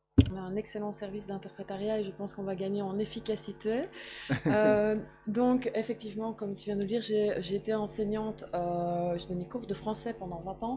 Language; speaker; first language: French; native; French